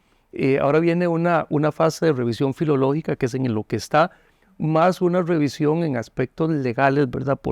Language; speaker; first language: Spanish; native; Spanish